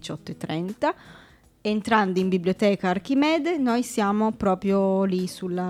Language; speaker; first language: Italian; native; Italian